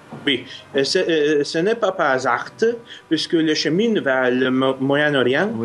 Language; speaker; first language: French; non-native, fluent; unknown